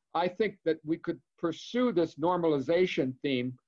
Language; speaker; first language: English; native; English